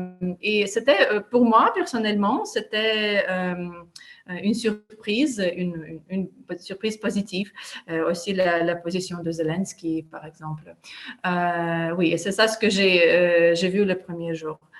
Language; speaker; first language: French; non-native, fluent; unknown